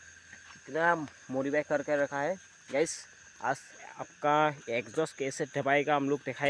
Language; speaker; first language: Hindi; non-native, local second language; Assamese